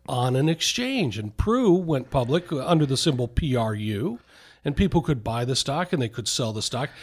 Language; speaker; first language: English; native; English